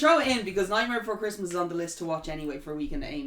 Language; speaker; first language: English; native; English